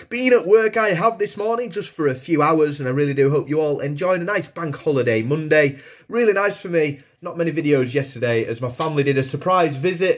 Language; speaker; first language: English; native; English